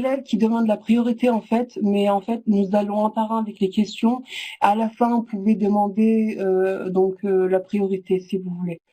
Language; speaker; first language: French; non-native, fluent; Turkish